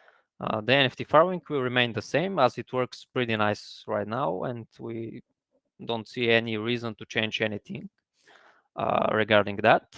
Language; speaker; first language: English; non-native, fluent; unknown